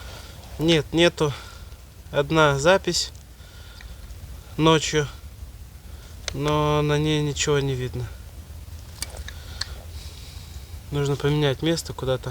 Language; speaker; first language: Russian; native; Russian